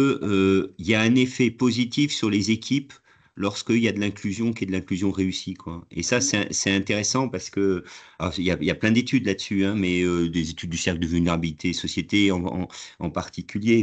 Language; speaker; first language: French; native; French